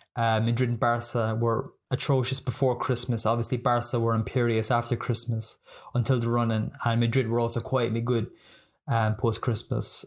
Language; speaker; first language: English; native; English